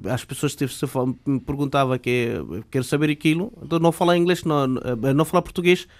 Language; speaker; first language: Portuguese; non-native, fluent; Bangla